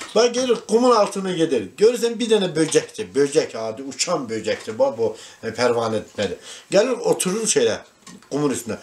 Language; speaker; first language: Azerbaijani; non-native, local second language; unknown